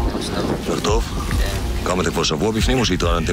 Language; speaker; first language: Hebrew; native; Hebrew